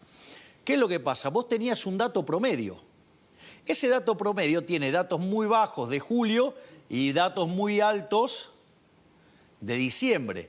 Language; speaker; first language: Spanish; native; Spanish